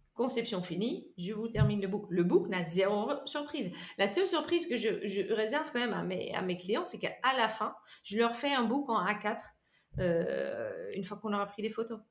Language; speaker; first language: French; non-native, fluent; Dutch